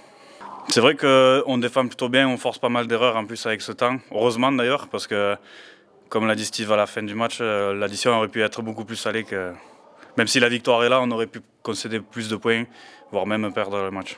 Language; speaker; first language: French; native; French